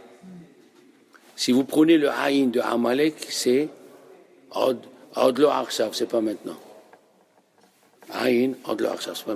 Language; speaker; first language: French; native; French